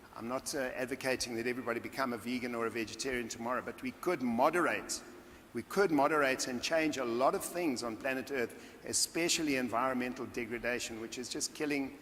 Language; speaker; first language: English; native; English